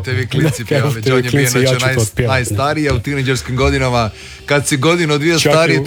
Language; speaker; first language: Serbian; native; Serbian